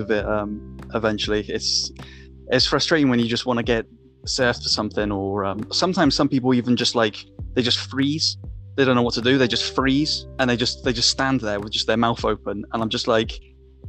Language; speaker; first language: English; native; English